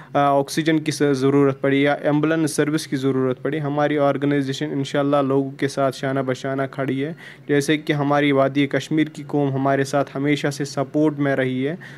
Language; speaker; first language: Hindi; non-native, local second language; Kashmiri